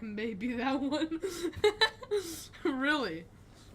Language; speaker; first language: English; native; English